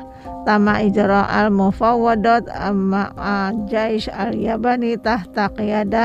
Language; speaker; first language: Arabic; non-native, fluent; Indonesian